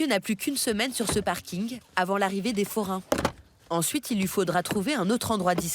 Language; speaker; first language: French; native; French